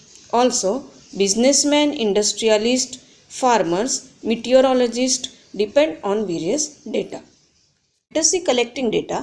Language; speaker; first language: English; non-native, local second language; Gujarati